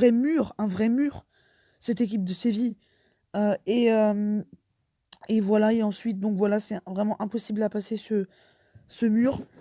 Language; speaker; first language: French; native; French